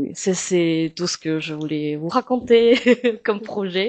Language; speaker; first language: French; non-native, fluent; Min Nan Chinese